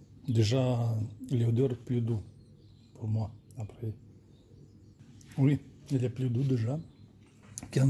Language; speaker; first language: French; non-native, learner; Russian